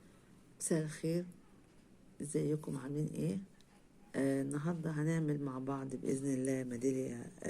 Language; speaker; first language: Arabic; native; Arabic